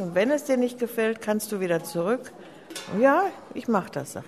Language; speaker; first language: German; native; German